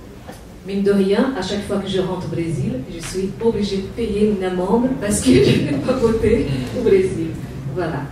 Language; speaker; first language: French; non-native, fluent; Portuguese